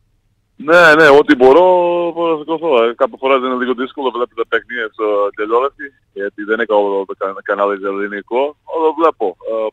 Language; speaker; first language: Greek; non-native, learner; Portuguese